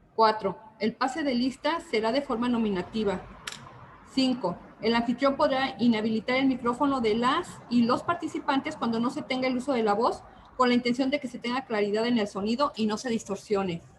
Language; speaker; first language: Spanish; native; Spanish